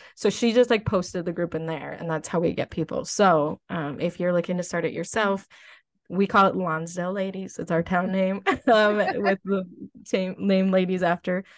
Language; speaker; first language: English; native; English